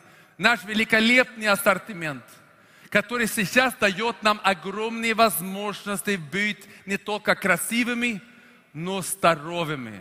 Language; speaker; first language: Russian; non-native, fluent; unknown